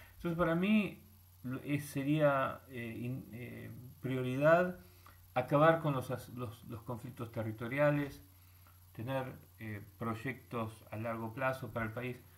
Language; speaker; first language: Spanish; early bilingual, heritage; Spanish